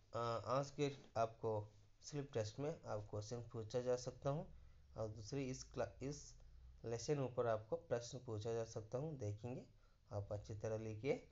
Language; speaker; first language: Hindi; non-native, local second language; Kannada